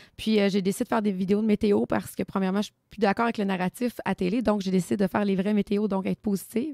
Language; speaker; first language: French; native; French